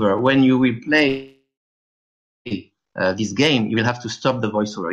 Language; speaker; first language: English; non-native, fluent; French